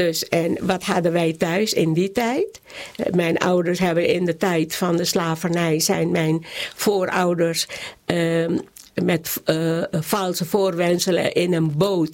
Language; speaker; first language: Dutch; non-native, local second language; Caribbean Hindustani